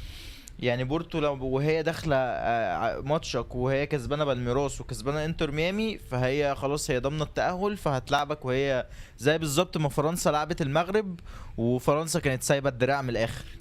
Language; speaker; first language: Arabic; native; Arabic